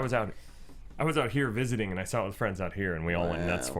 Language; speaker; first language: English; native; English